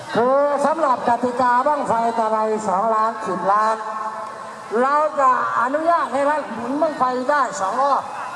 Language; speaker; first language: Thai; native; Thai